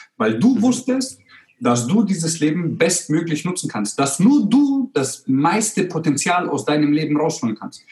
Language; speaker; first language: German; early bilingual, other home language; Croatian